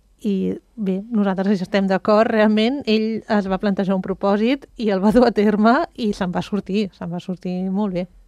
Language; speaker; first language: Catalan; native; Catalan